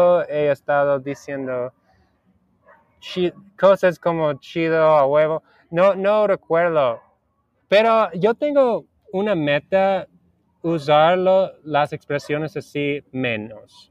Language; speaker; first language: Spanish; non-native, learner; English